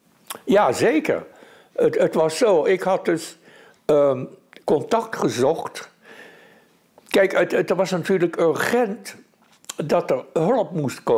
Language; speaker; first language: Dutch; native; Dutch